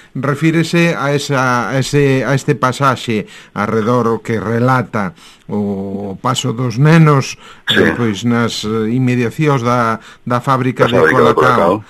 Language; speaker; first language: Galician; native; Galician